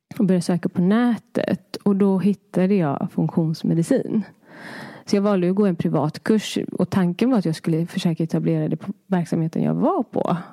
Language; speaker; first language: Swedish; early bilingual, other home language; Persian